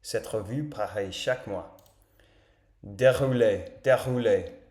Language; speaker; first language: French; non-native, learner; English